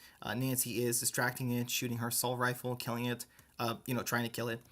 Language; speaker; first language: English; native; English